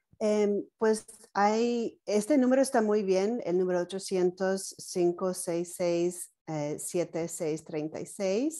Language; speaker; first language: Spanish; non-native, fluent; English